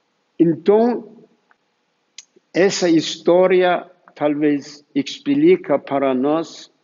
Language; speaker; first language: Portuguese; non-native, fluent; Turkish